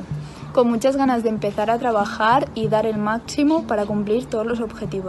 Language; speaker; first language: Spanish; native; Spanish